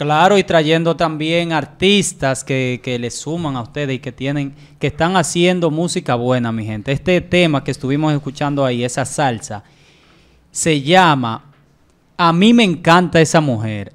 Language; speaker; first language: Spanish; native; Spanish